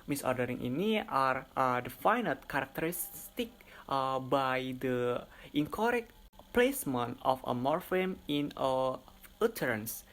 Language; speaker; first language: English; non-native, learner; Indonesian